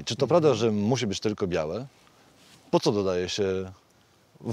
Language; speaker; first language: Polish; native; Polish